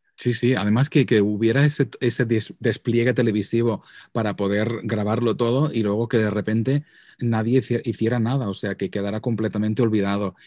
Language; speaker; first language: Spanish; non-native, local second language; Catalan